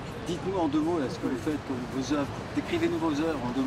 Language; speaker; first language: French; native; French